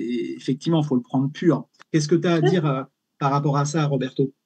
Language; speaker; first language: French; native; French